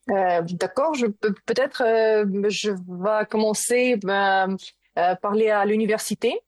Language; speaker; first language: French; non-native, learner; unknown